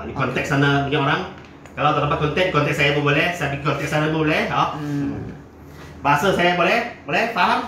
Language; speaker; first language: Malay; non-native, local second language; Chinese